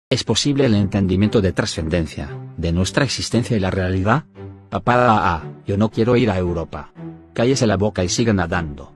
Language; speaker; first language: Spanish; native; Spanish